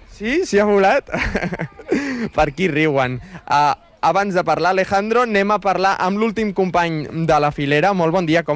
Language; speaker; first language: Catalan; native; Catalan